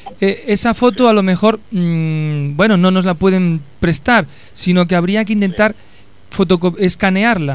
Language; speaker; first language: Spanish; native; Spanish